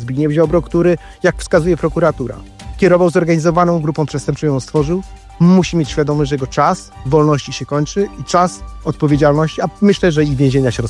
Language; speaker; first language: Polish; native; Polish